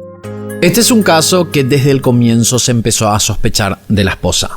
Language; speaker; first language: Spanish; native; Spanish